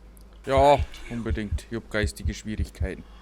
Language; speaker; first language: German; native; German